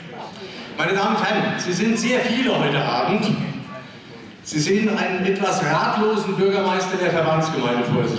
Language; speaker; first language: German; native; German